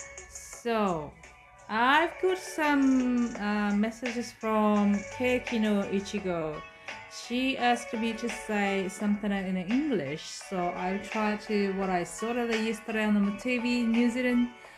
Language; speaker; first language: English; non-native, fluent; Japanese